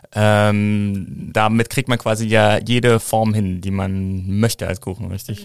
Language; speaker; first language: German; native; German